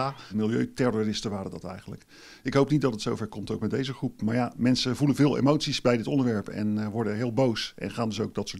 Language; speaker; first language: Dutch; native; Dutch